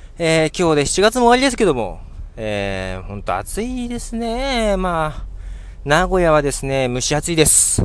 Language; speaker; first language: Japanese; native; Japanese